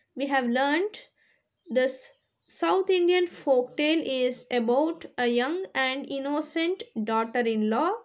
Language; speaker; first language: English; non-native, local second language; Kannada